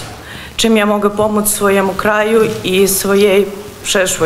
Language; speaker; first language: Polish; non-native, learner; Ukrainian